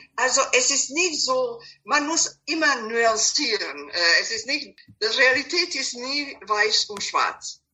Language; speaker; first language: German; non-native, fluent; Serbian